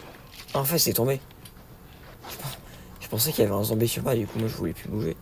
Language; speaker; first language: French; native; French